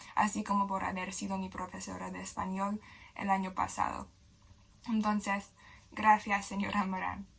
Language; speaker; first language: Spanish; non-native, fluent; English